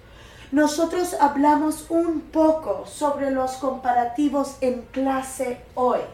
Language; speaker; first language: Spanish; non-native, fluent; English